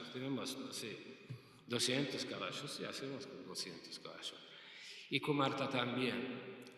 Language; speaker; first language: Spanish; non-native, fluent; Hungarian